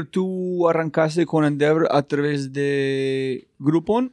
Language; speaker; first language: Spanish; non-native, fluent; English